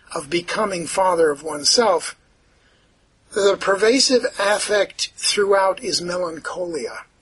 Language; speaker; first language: English; native; English